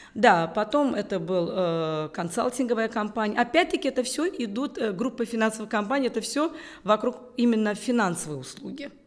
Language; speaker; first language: Russian; non-native, local second language; Uzbek